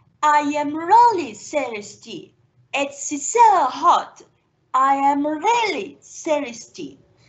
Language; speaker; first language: English; non-native, fluent; Arabic